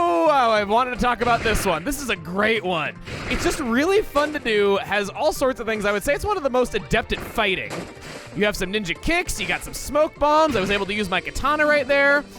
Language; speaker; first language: English; native; English